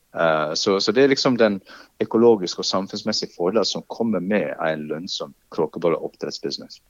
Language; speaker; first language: Norwegian; non-native, fluent; English